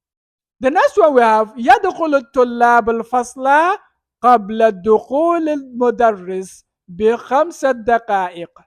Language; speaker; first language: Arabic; non-native, fluent; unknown